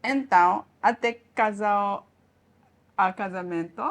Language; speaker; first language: Portuguese; non-native, learner; Japanese